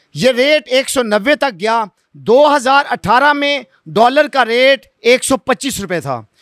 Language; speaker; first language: Urdu; non-native, local second language; Punjabi